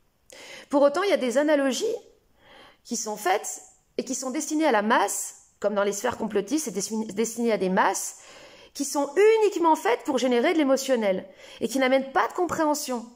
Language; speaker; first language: French; native; French